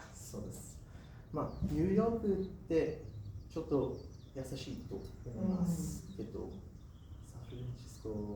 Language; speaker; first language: Japanese; non-native, learner; English